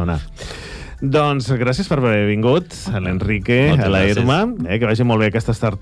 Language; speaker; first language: Catalan; native; Catalan